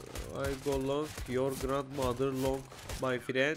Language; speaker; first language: English; non-native, learner; Turkish